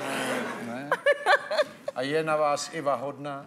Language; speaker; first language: Czech; native; Czech